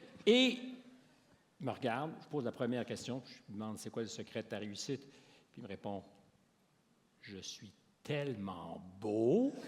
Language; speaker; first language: French; native; French